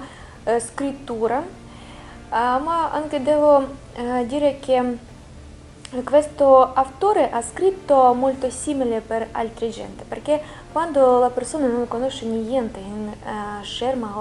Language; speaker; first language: Italian; non-native, learner; Russian